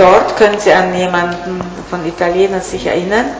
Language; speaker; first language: German; non-native, fluent; Italian